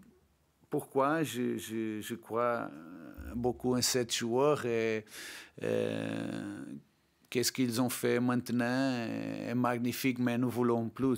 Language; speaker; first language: French; non-native, learner; Portuguese